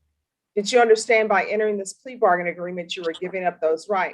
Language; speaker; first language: English; native; English